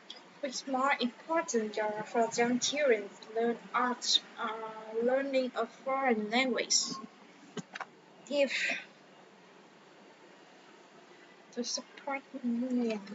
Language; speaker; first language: English; non-native, learner; Vietnamese